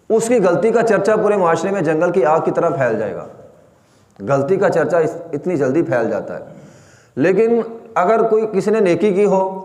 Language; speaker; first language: Urdu; native; Urdu